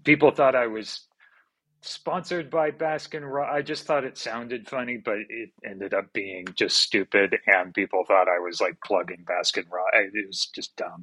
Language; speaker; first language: English; native; English